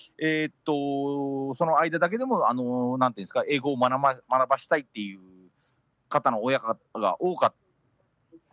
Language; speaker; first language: Japanese; early bilingual, heritage; Japanese